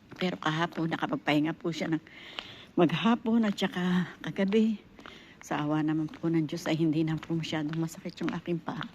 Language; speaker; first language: Filipino; native; Filipino